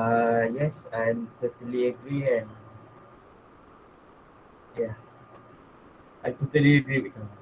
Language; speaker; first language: English; non-native, local second language; Malay